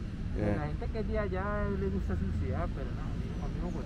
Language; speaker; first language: Spanish; native; Spanish